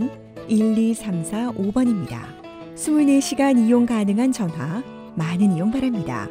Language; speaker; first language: Korean; native; Korean